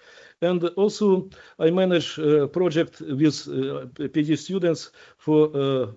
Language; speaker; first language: English; non-native, learner; Ukrainian